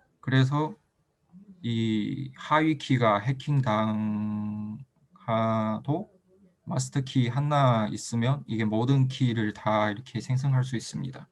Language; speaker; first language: Korean; non-native, fluent; Chinese